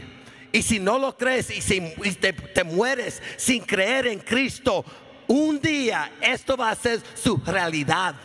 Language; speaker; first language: Spanish; early bilingual, heritage; Spanish